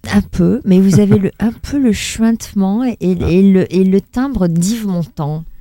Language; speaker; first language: French; native; French